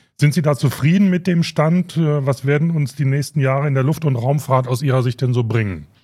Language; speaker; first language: German; native; German